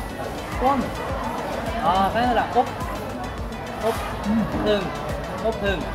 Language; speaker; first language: Vietnamese; non-native, learner; Korean